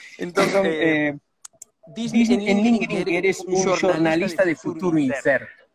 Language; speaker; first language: Galician; non-native, local second language; Spanish